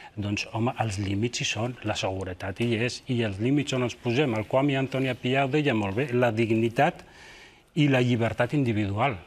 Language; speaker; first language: Catalan; native; Catalan